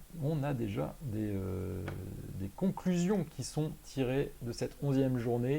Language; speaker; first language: French; native; French